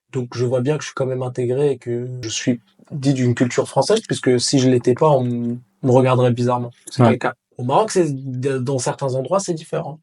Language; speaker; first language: French; early bilingual, other home language; Arabic